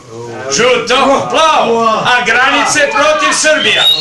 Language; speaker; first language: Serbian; early bilingual, heritage; Serbian